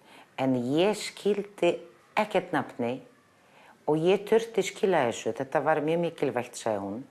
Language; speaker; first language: Icelandic; non-native, learner; Polish